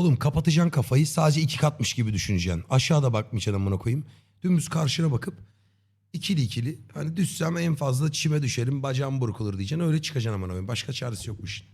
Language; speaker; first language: Turkish; native; Turkish